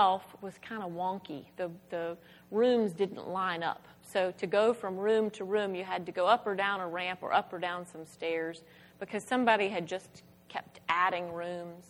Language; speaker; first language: English; native; English